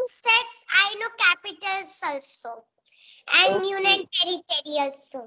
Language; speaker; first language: English; non-native, local second language; Marathi